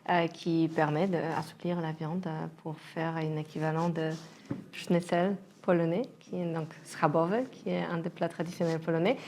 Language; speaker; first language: French; non-native, fluent; Polish